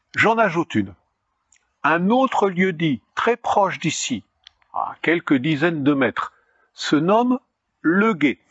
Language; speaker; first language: French; native; French